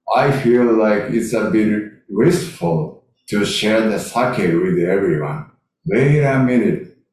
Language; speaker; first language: English; non-native, learner; Japanese